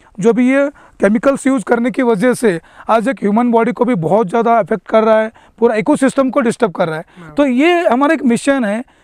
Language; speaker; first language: Hindi; non-native, local second language; Marathi